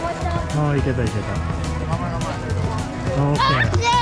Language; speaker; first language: Japanese; native; Japanese